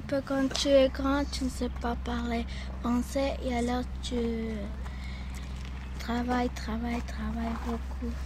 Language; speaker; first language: French; non-native, learner; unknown